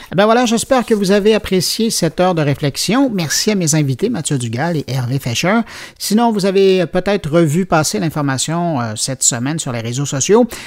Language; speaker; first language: French; native; French